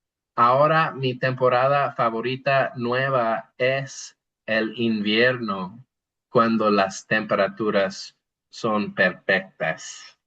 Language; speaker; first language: Spanish; non-native, fluent; English